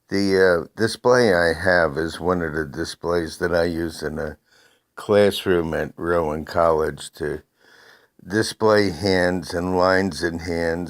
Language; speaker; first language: English; native; English